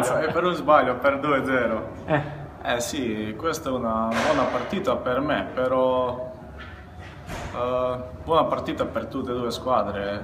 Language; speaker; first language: Italian; non-native, learner; Macedonian